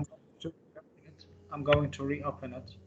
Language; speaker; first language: English; non-native, fluent; Arabic